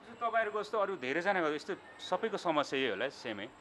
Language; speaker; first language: Nepali; native; Nepali